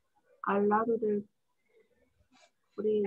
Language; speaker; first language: Spanish; non-native, learner; Korean